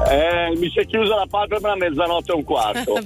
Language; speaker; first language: Italian; native; Italian